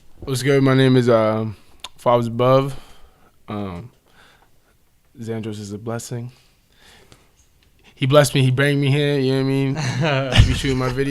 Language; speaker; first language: English; native; English